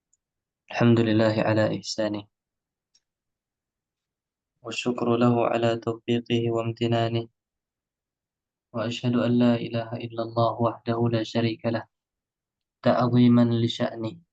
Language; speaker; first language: Arabic; non-native, fluent; Indonesian